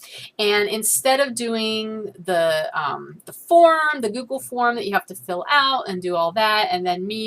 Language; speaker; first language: English; native; English